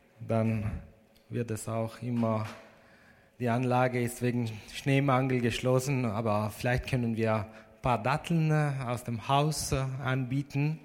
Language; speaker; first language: German; non-native, fluent; Italian